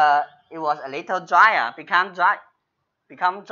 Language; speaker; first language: English; non-native, fluent; Chinese